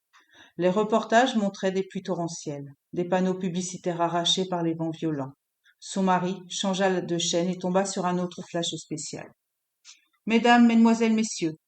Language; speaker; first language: French; native; French